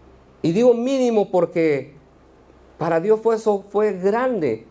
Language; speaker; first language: Spanish; native; Spanish